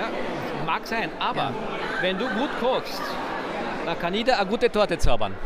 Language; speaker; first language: German; native; German